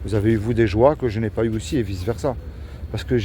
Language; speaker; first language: French; native; French